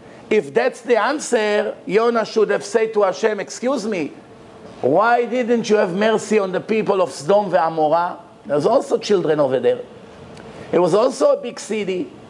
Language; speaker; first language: English; non-native, fluent; Hebrew